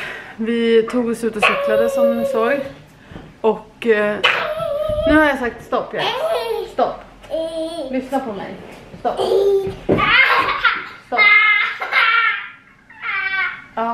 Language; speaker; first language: Swedish; native; Swedish